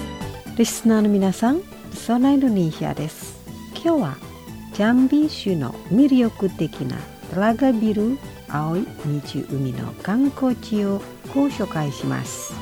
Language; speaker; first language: Japanese; non-native, fluent; Indonesian